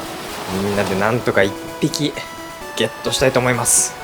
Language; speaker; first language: Japanese; native; Japanese